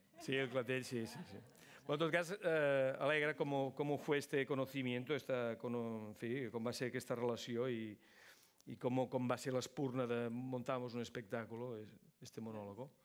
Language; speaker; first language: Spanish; non-native, local second language; Catalan